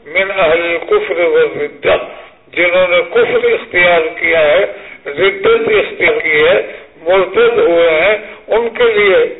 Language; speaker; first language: Urdu; native; Urdu